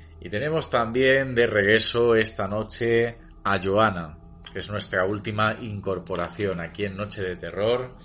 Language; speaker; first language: Spanish; native; Spanish